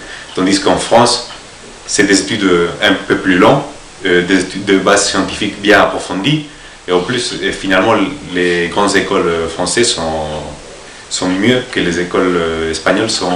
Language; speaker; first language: French; non-native, fluent; Spanish